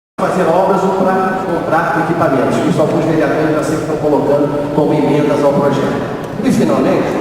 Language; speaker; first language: Portuguese; native; Portuguese